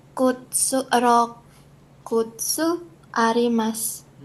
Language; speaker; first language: Japanese; non-native, learner; Indonesian